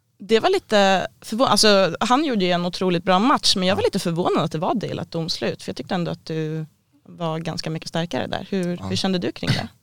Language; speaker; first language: Swedish; native; Swedish